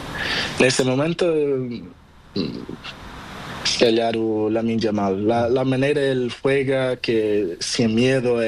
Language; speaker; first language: Spanish; non-native, learner; Portuguese